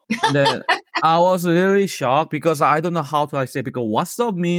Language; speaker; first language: English; non-native, learner; Korean